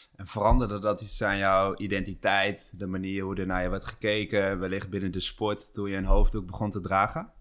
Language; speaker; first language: Dutch; native; Dutch